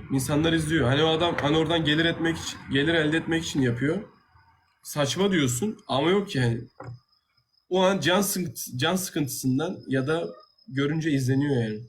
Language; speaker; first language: Turkish; native; Turkish